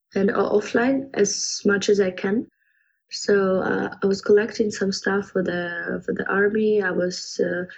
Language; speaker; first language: English; non-native, fluent; Ukrainian